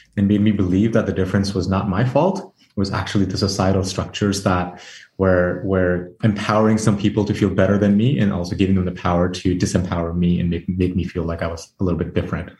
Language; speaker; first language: English; early bilingual, other home language; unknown